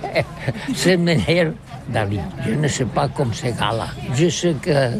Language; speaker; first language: French; non-native, learner; Catalan